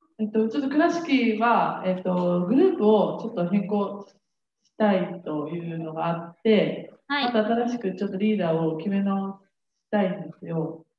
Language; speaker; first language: Japanese; native; Japanese